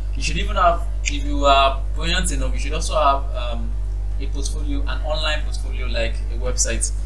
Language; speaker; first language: English; non-native, local second language; Yoruba